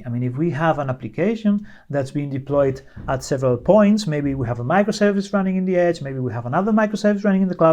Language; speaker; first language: English; non-native, fluent; Spanish